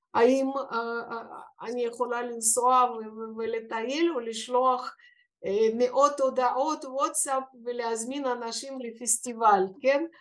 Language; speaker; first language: Hebrew; non-native, fluent; Russian